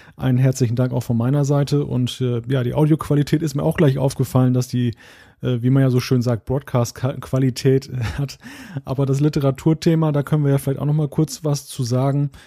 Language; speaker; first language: German; native; German